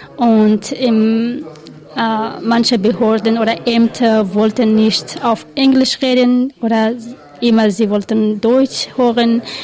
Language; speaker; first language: German; non-native, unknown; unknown